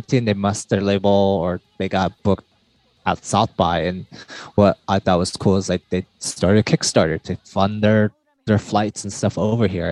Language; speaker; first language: English; native; English